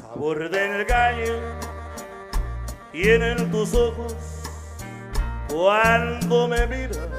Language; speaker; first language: Spanish; native; Spanish